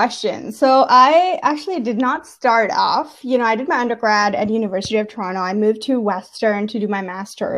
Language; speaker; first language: English; non-native, local second language; Gujarati